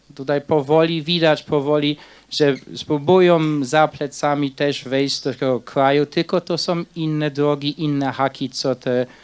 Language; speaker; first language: Polish; non-native, fluent; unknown